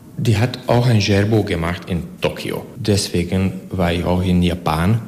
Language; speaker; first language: German; non-native, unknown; Hungarian